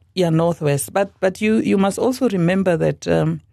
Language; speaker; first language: English; non-native, local second language; Afrikaans